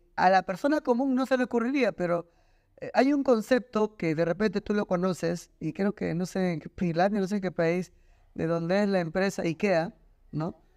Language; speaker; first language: Spanish; native; Spanish